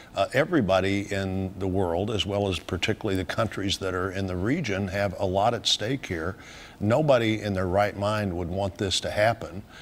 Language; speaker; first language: English; native; English